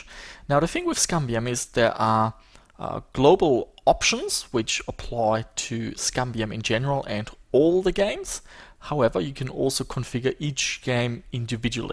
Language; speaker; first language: English; native; English